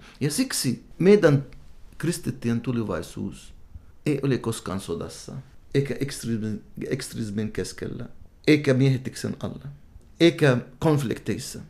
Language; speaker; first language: Finnish; non-native, fluent; Arabic